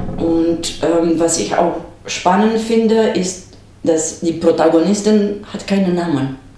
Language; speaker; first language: German; non-native, fluent; Romanian